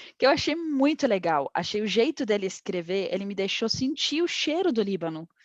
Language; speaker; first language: Portuguese; non-native, fluent; Arabic